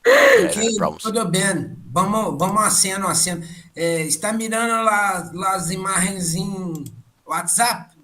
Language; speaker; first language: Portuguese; non-native, learner; Spanish